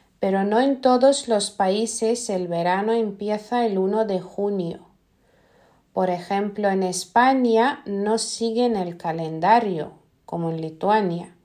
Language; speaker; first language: Spanish; non-native, fluent; Lithuanian